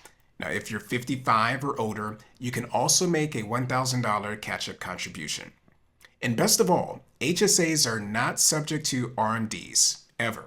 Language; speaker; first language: English; native; English